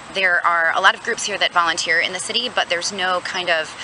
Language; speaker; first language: English; native; English